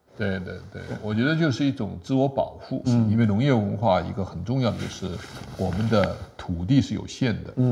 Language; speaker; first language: Chinese; native; Chinese